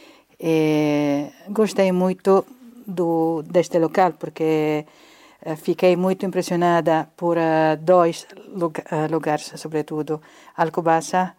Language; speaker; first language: Portuguese; non-native, fluent; Italian